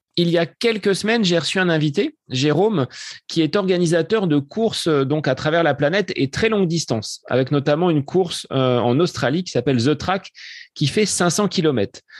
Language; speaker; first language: French; native; French